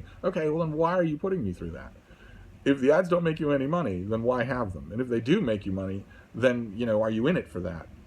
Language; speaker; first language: English; native; English